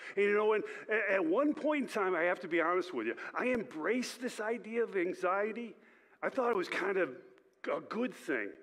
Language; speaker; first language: English; native; English